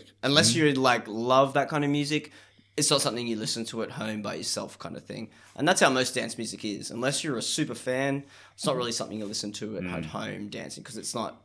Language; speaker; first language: English; native; English